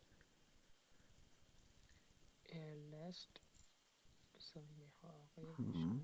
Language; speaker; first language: German; non-native, learner; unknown